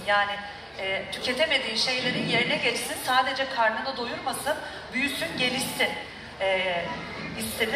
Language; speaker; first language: Turkish; native; Turkish